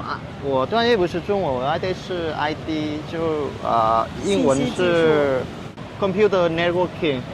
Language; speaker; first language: Chinese; non-native, fluent; Vietnamese